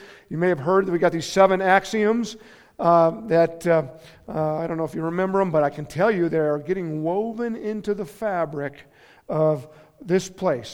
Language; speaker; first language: English; native; English